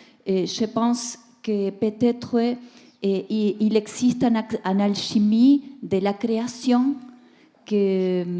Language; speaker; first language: French; non-native, learner; Spanish